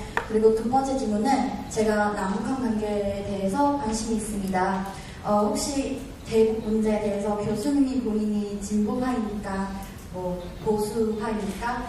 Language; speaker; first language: Korean; non-native, fluent; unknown